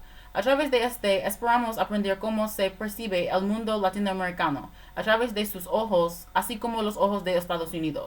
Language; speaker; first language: Spanish; non-native, learner; English